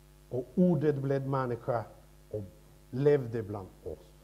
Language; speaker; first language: Swedish; non-native, fluent; Spanish